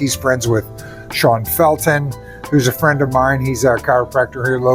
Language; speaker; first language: English; native; English